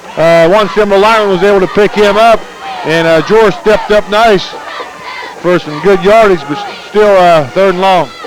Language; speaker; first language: English; native; English